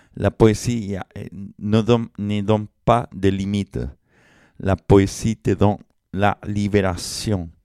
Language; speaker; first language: French; non-native, fluent; Spanish